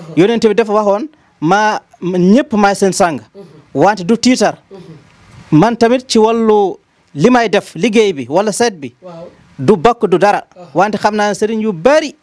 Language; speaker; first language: Wolof; non-native, local second language; Fula